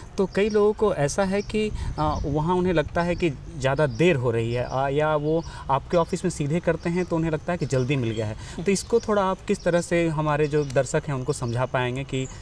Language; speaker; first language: Hindi; native; Hindi